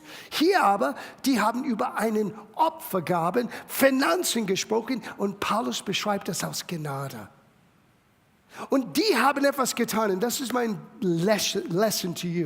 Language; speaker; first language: German; non-native, fluent; English